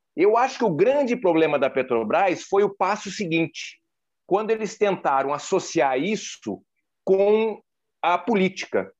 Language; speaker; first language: Portuguese; native; Portuguese